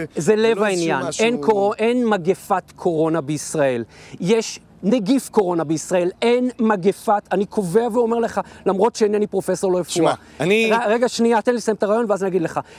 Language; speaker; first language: Hebrew; native; Hebrew